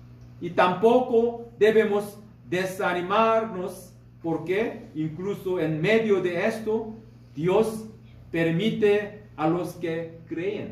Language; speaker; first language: Spanish; non-native, fluent; Korean